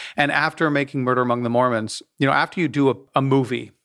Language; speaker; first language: English; native; English